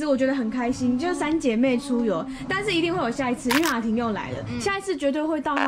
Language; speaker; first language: Chinese; native; Chinese